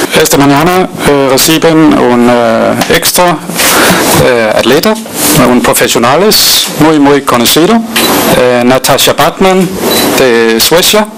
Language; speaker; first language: Spanish; non-native, learner; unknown